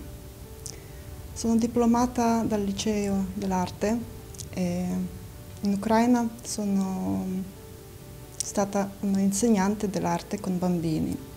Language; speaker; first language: Italian; non-native, learner; Ukrainian